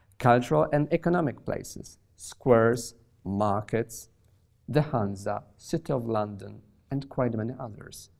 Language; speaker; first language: English; non-native, fluent; Polish